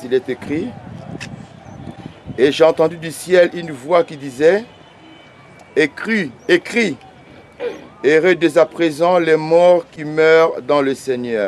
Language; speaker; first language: French; non-native, local second language; Lingala